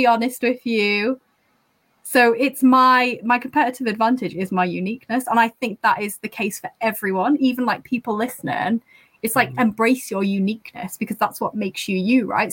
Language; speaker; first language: English; native; English